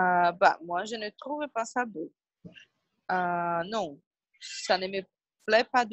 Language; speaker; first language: French; non-native, learner; Portuguese